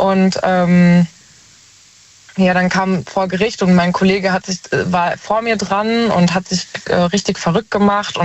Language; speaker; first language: German; native; German